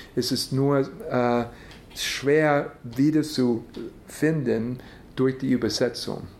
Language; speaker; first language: German; non-native, fluent; English